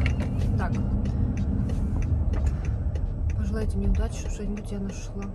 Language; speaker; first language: Russian; native; Russian